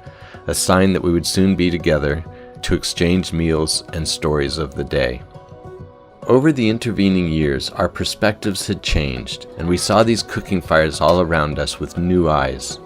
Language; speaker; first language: English; native; English